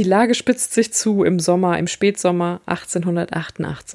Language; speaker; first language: German; native; German